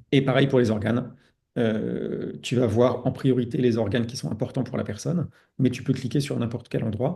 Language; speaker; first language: French; native; French